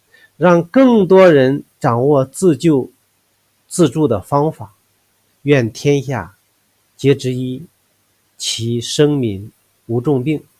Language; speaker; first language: Chinese; native; Chinese